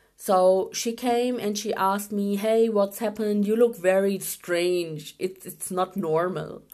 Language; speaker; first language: English; non-native, fluent; Urdu